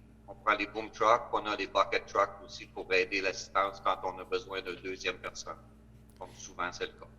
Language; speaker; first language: French; native; French